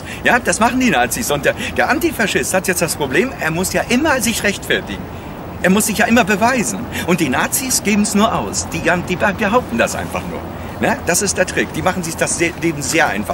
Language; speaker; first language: German; native; German